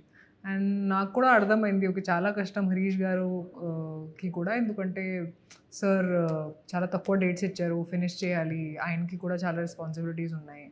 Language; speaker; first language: Telugu; non-native, local second language; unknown